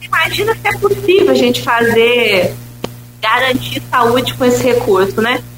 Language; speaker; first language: Portuguese; native; Portuguese